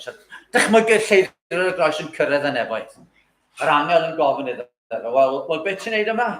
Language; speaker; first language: Welsh; native; Welsh